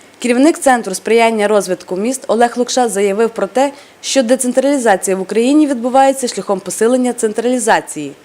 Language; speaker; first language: Ukrainian; native; Ukrainian